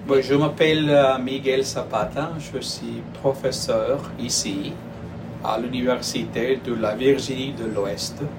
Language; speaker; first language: French; non-native, fluent; Spanish